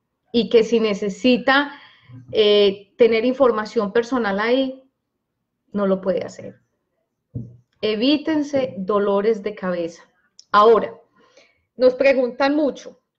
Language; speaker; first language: Spanish; native; Spanish